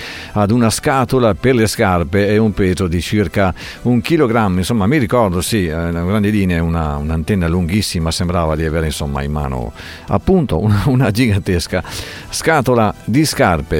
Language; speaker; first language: Italian; native; Italian